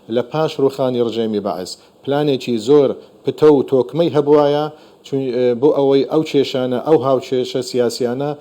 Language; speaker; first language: Central Kurdish; non-native, local second language; Assyrian Neo-Aramaic